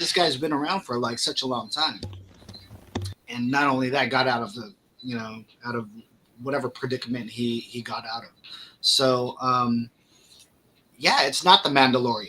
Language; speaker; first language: English; native; English